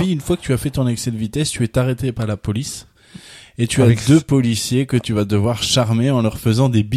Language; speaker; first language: French; native; French